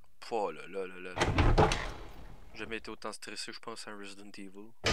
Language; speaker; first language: French; native; French